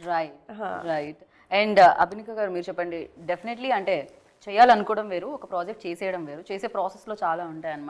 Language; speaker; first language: Telugu; native; Telugu